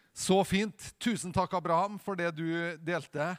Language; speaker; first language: Norwegian; native; Norwegian